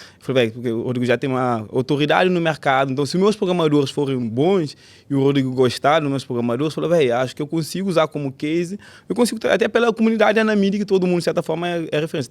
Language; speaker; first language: Portuguese; non-native, local second language; Kabuverdianu